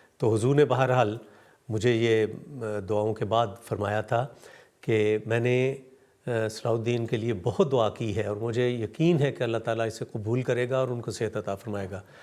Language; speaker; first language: Urdu; native; Urdu